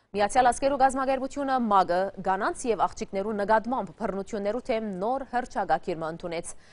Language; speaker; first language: Armenian; early bilingual, heritage; Armenian